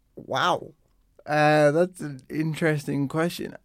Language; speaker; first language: English; native; English